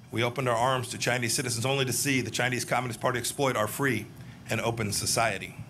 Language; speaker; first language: English; native; English